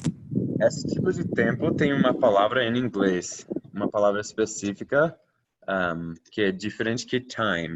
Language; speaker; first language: Portuguese; non-native, fluent; English